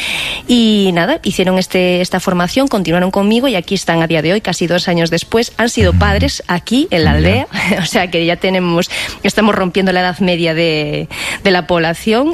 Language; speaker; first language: Spanish; native; Spanish